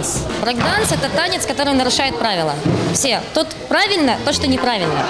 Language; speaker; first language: Russian; native; Russian